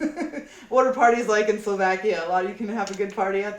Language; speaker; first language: English; native; English